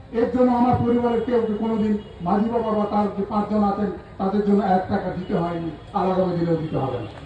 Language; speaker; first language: Bangla; non-native, local second language; Santali